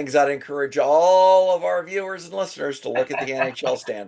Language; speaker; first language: English; native; English